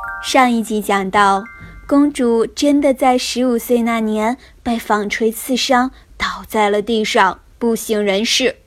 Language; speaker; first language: Chinese; native; Chinese